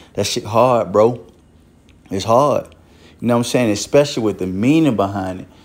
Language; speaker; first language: English; native; English